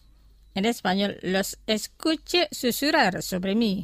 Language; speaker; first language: Spanish; non-native, fluent; Indonesian